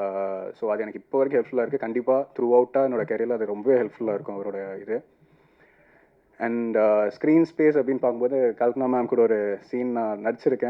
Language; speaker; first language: Tamil; non-native, fluent; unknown